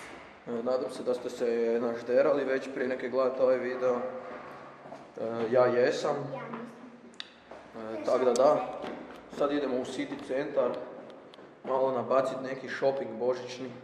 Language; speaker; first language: Croatian; native; Croatian